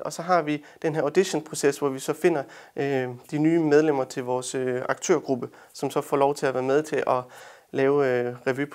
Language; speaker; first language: Danish; native; Danish